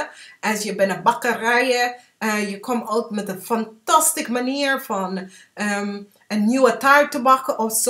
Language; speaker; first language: Dutch; early bilingual, heritage; English